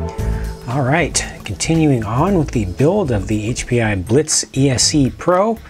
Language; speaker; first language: English; native; English